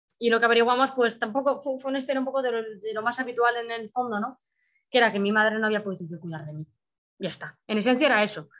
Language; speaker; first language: Spanish; native; Spanish